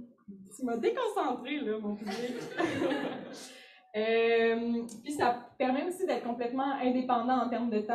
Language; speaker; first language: French; native; French